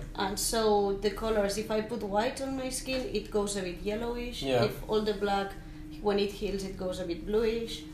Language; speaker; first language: English; non-native, fluent; Spanish